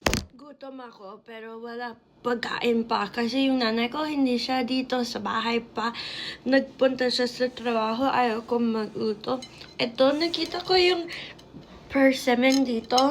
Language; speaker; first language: Filipino; early bilingual, heritage; Filipino